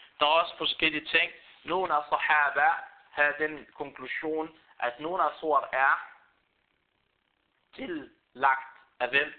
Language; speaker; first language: Danish; early bilingual, other home language; Arabic